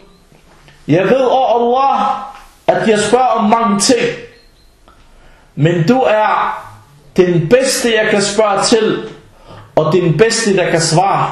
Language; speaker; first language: Danish; early bilingual, other home language; Arabic